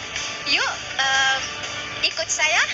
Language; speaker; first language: Indonesian; non-native, learner; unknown